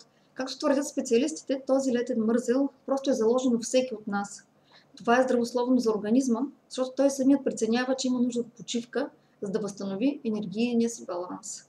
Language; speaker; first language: Bulgarian; native; Bulgarian